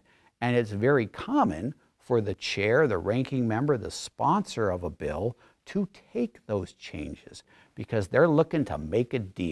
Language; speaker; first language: English; native; English